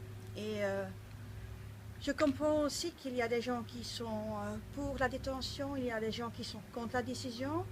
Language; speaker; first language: French; non-native, local second language; Dutch